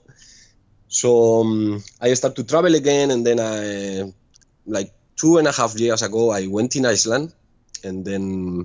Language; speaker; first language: English; non-native, fluent; Spanish